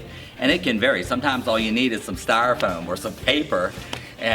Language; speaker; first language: English; native; English